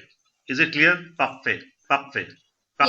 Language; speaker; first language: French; non-native, fluent; Urdu